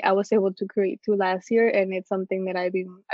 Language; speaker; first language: English; early bilingual, other home language; Spanish